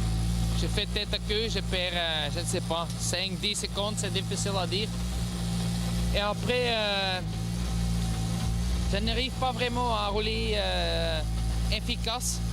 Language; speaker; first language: French; non-native, local second language; Dutch